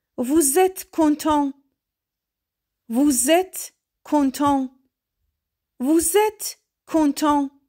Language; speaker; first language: French; non-native, fluent; Persian